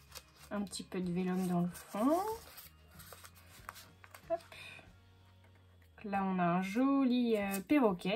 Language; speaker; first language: French; native; French